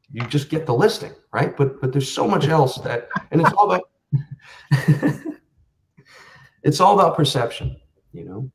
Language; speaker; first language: English; native; English